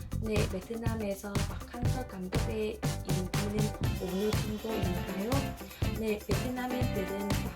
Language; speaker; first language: Korean; non-native, learner; Vietnamese